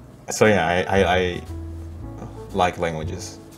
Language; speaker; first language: English; non-native, fluent; Indonesian